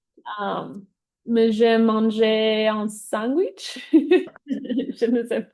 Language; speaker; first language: French; non-native, learner; Spanish